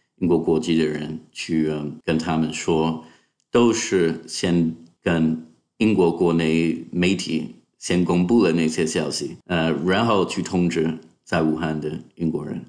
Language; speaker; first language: Chinese; non-native, fluent; English